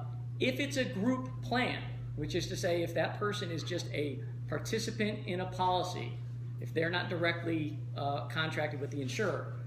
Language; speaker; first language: English; native; English